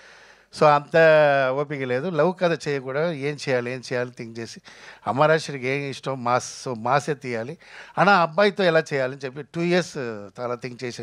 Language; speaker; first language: Telugu; non-native, fluent; Tamil